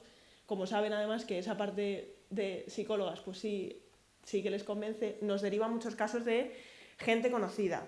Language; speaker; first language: Spanish; native; Spanish